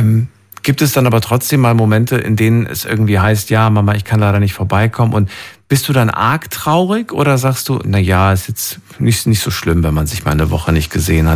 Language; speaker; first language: German; native; German